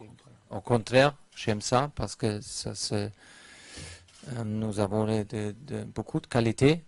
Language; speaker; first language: French; non-native, fluent; German